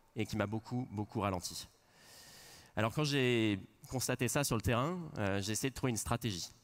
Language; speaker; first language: French; native; French